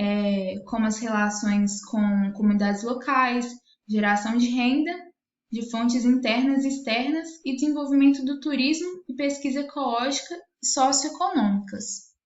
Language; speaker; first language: Portuguese; native; Portuguese